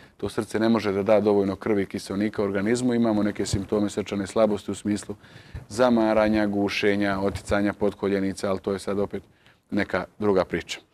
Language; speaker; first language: Serbian; native; Serbian